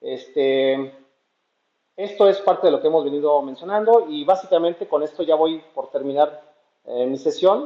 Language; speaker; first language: Spanish; native; Spanish